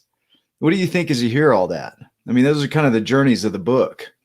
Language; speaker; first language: English; native; English